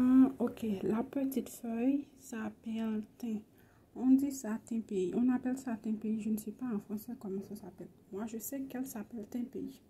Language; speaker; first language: French; non-native, local second language; Haitian Creole